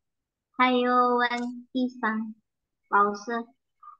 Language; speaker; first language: Chinese; non-native, learner; Indonesian